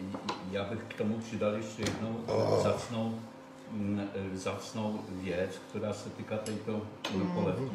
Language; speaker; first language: Czech; non-native, fluent; Polish